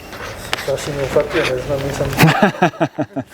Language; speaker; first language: French; non-native, learner; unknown